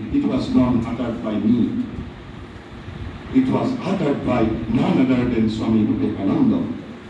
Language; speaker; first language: English; non-native, local second language; Assamese